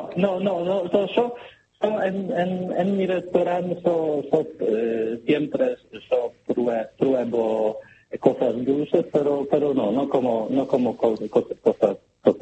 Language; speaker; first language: Spanish; non-native, learner; Polish